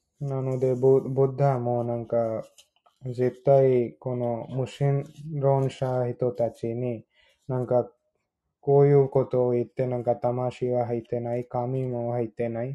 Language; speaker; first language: Japanese; non-native, learner; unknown